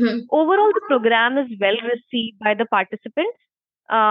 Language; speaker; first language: English; non-native, local second language; Hindi